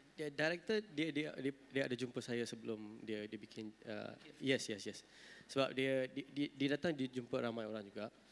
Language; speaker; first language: Malay; non-native, local second language; Tamil